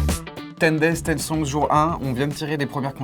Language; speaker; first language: French; native; French